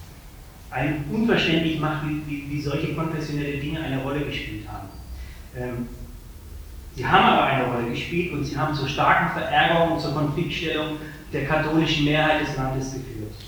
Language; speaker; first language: German; native; German